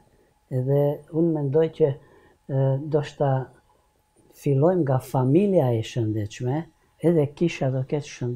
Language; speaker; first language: Albanian; non-native, learner; Hungarian